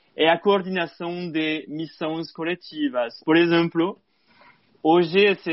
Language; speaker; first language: Portuguese; non-native, fluent; French